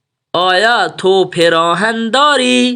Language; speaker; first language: Persian; non-native, fluent; Urdu